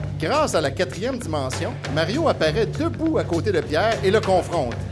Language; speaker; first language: French; native; French